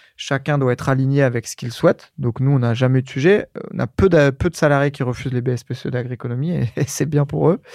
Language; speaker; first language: French; native; French